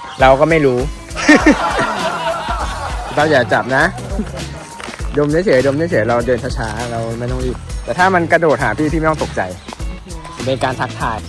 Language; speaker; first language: Thai; native; Thai